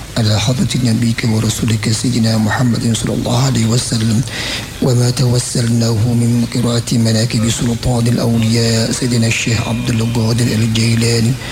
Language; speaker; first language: Arabic; non-native, fluent; Javanese